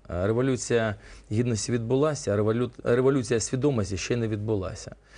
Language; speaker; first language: Ukrainian; non-native, local second language; Russian